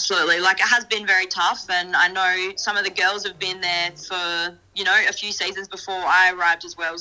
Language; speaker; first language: English; native; English